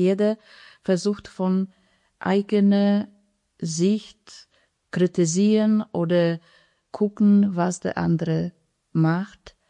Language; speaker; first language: German; non-native, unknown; Polish